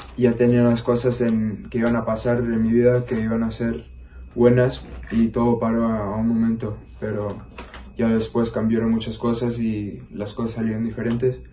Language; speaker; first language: Spanish; early bilingual, heritage; Spanish